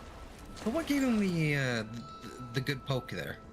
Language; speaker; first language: English; native; English